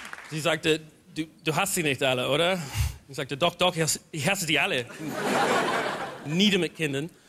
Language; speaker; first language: German; non-native, fluent; English